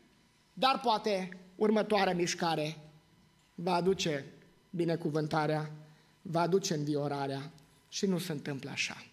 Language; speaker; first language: Romanian; native; Romanian